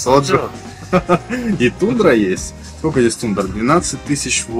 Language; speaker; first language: Russian; native; Russian